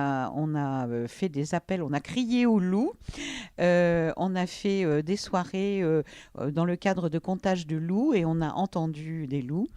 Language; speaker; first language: French; native; French